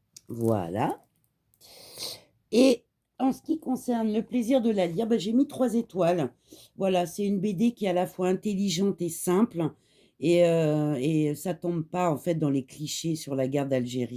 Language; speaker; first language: French; native; French